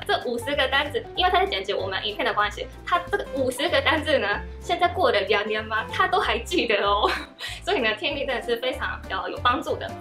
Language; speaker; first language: Chinese; non-native, fluent; Japanese